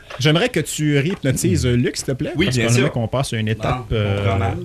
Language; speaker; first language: French; native; French